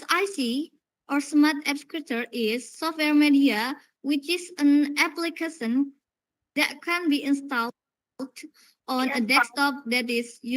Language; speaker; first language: English; non-native, learner; Indonesian